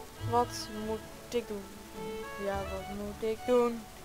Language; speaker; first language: Dutch; native; Dutch